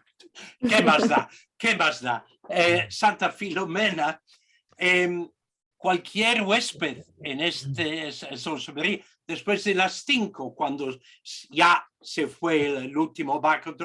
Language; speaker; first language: Spanish; non-native, fluent; English